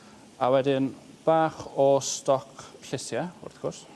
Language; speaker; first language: Welsh; native; Welsh